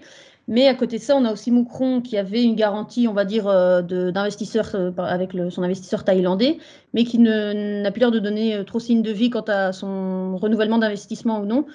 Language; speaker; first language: French; native; French